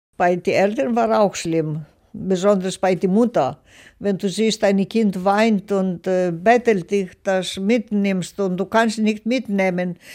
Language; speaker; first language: German; non-native, learner; Greek